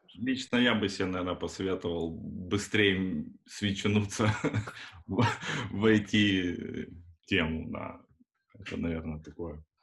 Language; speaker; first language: Russian; native; Russian